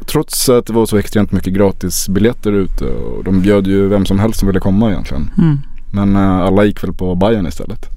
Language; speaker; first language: Swedish; native; Swedish